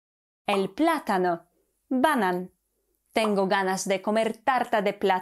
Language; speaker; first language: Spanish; non-native, fluent; Polish